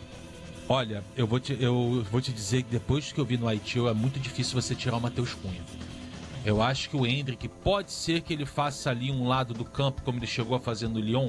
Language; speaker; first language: Portuguese; native; Portuguese